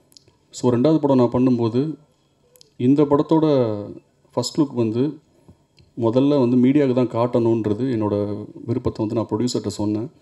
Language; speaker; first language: Tamil; native; Tamil